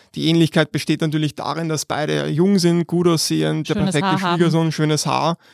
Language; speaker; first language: German; native; German